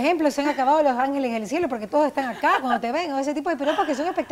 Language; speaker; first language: Spanish; native; Spanish